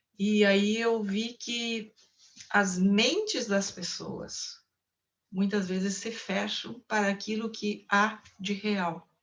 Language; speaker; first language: Portuguese; non-native, local second language; German